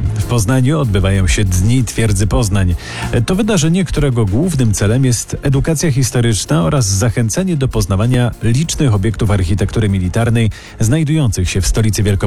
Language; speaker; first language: Polish; native; Polish